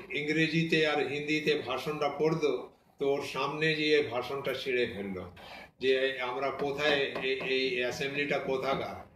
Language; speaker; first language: Bangla; non-native, local second language; Punjabi